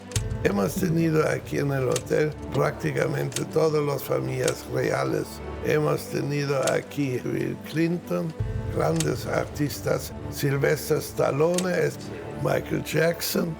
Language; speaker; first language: Spanish; non-native, fluent; German